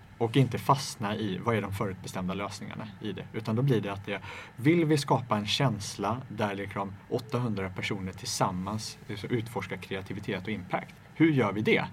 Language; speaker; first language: Swedish; native; Swedish